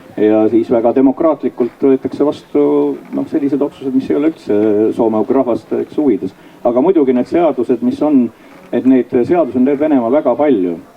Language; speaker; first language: Estonian; native; Estonian